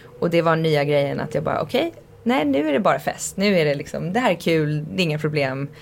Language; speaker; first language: Swedish; early bilingual, heritage; Swedish